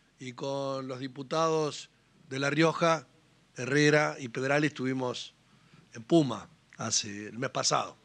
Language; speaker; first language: Spanish; native; Spanish